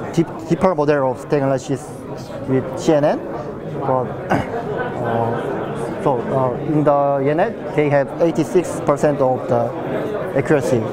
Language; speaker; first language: English; non-native, learner; Korean